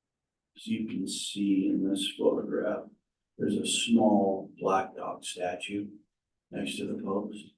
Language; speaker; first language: English; native; English